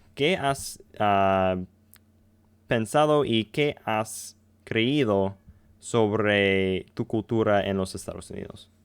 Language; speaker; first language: Spanish; non-native, learner; English